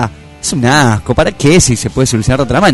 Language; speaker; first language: Spanish; native; Spanish